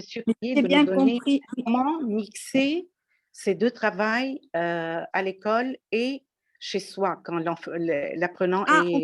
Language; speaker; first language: French; non-native, local second language; Arabic